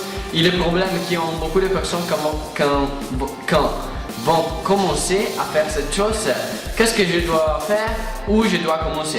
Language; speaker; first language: French; non-native, fluent; Italian